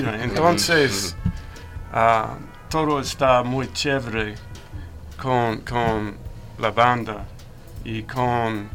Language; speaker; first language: Spanish; non-native, learner; English